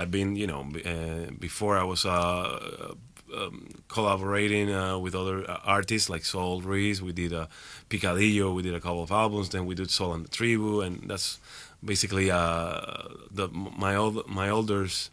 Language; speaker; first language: English; non-native, fluent; Spanish